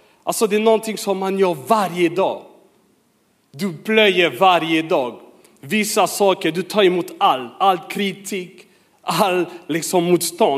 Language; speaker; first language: Swedish; non-native, fluent; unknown